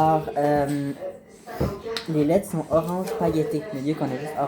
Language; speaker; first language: French; native; French